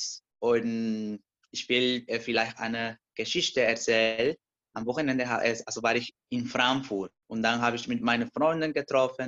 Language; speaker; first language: German; non-native, learner; Spanish